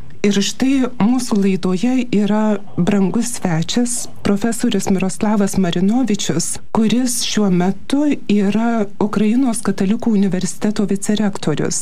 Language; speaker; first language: Lithuanian; native; Lithuanian